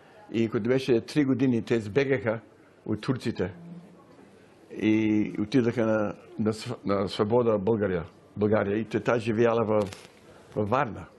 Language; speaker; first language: Bulgarian; early bilingual, heritage; Bulgarian